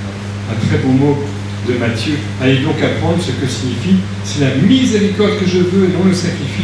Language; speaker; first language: French; native; French